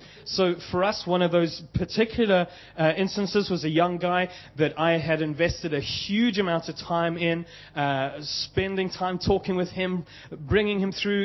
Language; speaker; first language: English; native; English